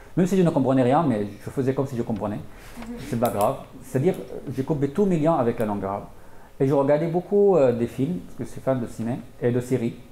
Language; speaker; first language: French; non-native, fluent; Arabic